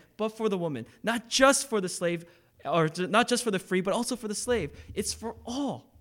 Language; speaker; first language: English; early bilingual, other home language; Korean